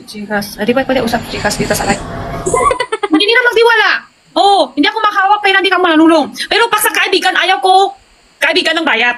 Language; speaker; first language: Filipino; non-native, learner; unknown